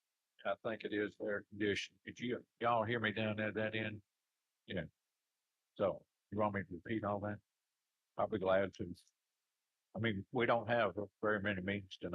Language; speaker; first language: English; native; English